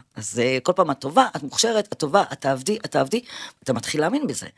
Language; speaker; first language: Hebrew; early bilingual, other home language; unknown